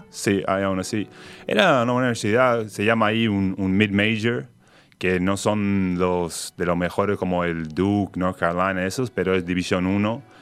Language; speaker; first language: Spanish; early bilingual, heritage; Spanish